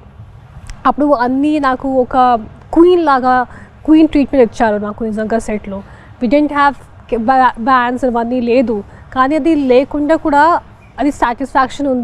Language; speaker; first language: Telugu; non-native, local second language; Hindi